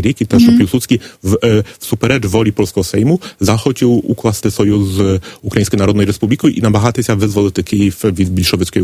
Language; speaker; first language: Polish; non-native, learner; Ukrainian